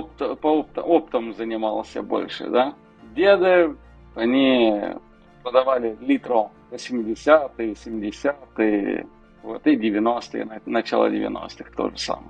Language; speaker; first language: Russian; non-native, local second language; Romanian